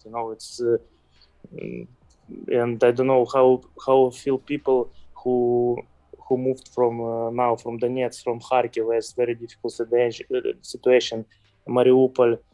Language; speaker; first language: English; non-native, fluent; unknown